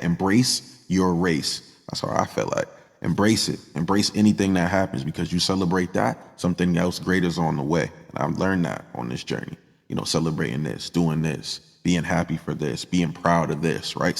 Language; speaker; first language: English; native; English